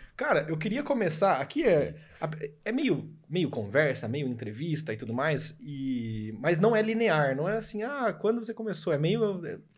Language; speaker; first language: Portuguese; native; Portuguese